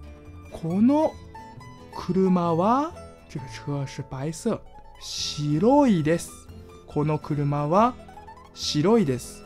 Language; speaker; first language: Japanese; non-native, fluent; Chinese